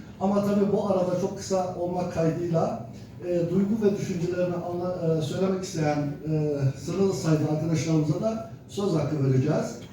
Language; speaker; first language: Turkish; non-native, local second language; Zaza